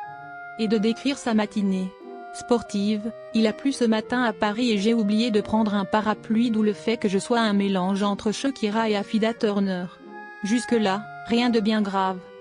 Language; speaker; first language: French; native; French